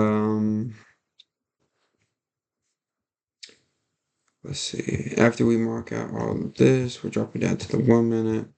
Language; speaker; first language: English; native; English